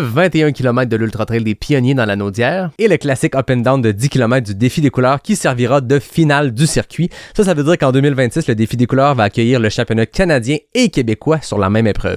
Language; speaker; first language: French; native; French